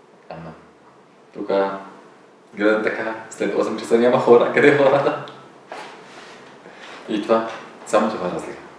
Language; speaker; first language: Bulgarian; non-native, learner; Arabic